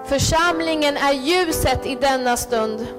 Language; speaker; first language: Swedish; early bilingual, other home language; Spanish